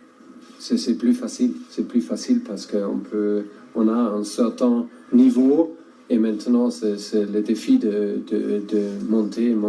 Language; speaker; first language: French; non-native, learner; German